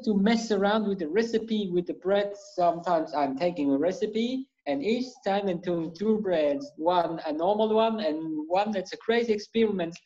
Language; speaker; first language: English; non-native, fluent; German